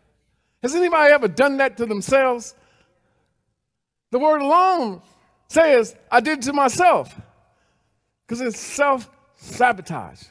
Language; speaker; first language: English; native; English